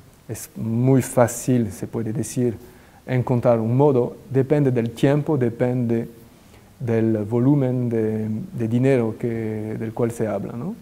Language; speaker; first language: Spanish; non-native, fluent; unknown